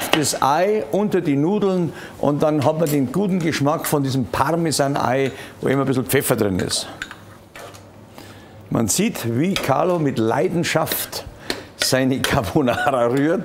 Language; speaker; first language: German; native; German